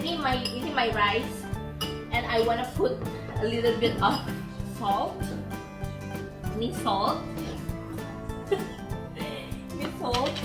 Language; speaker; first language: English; non-native, fluent; Indonesian